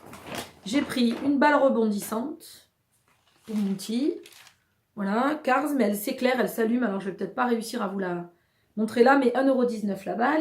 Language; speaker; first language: French; native; French